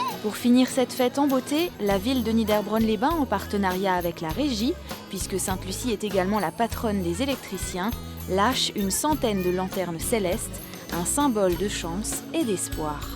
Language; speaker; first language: French; native; French